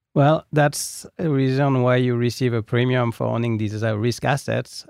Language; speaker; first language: English; non-native, fluent; French